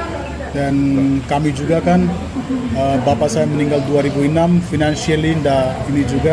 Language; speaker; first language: Indonesian; non-native, fluent; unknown